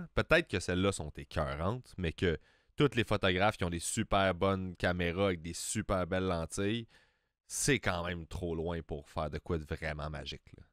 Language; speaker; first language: French; native; French